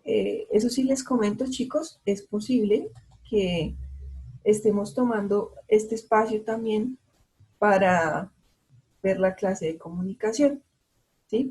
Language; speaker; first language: Spanish; native; Spanish